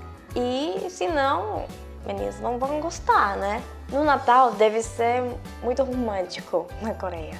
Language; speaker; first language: Portuguese; non-native, fluent; Korean